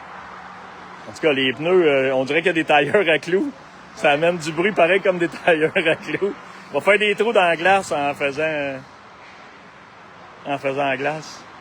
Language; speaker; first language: French; native; French